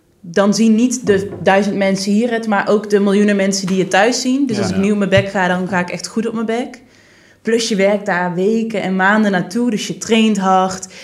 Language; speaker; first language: Dutch; non-native, local second language; Limburgish